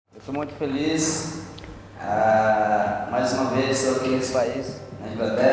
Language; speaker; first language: Portuguese; non-native, local second language; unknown